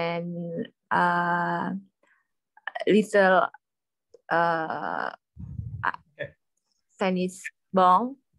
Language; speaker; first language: English; non-native, learner; Indonesian